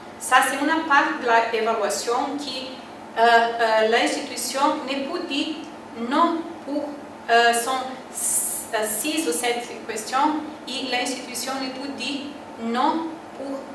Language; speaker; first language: French; non-native, learner; Portuguese